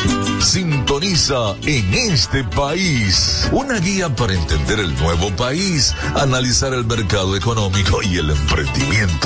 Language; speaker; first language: Spanish; native; Spanish